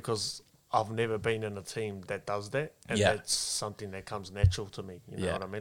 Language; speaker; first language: English; non-native, local second language; Māori